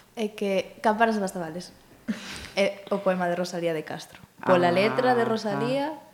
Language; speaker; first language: Galician; native; Galician